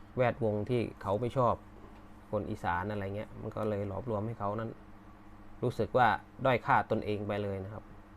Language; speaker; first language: Thai; native; Thai